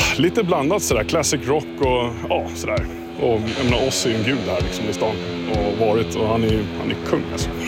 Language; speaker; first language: Swedish; native; Swedish